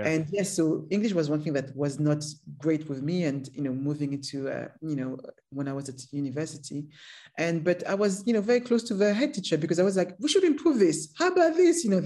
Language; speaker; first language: English; non-native, fluent; French